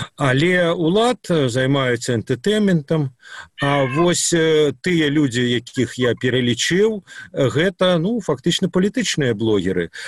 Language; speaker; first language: Belarusian; non-native, local second language; Russian